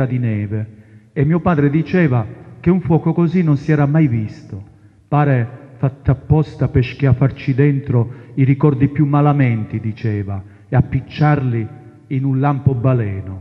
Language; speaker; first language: Italian; non-native, local second language; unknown